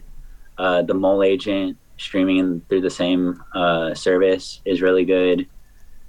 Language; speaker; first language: English; native; English